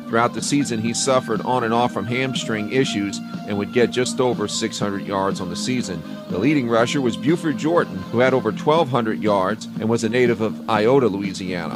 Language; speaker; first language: English; native; English